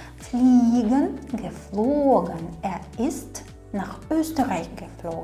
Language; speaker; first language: German; non-native, fluent; Ukrainian